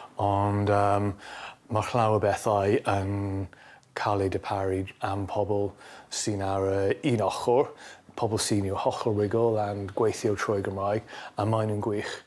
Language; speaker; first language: Welsh; non-native, fluent; English